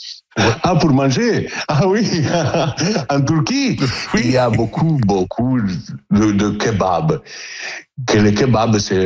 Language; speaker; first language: French; non-native, learner; Italian